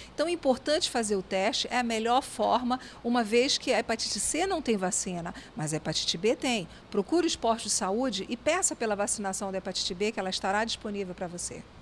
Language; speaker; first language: Portuguese; native; Portuguese